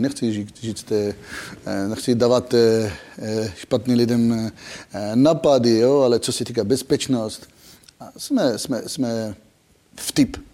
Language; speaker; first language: Czech; non-native, fluent; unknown